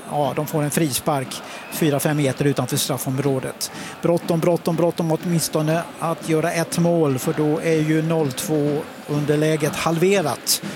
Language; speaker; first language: Swedish; native; Swedish